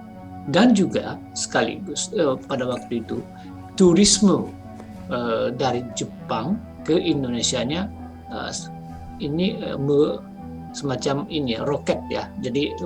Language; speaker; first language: Indonesian; non-native, fluent; Japanese